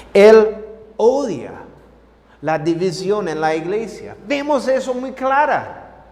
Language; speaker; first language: Spanish; non-native, fluent; English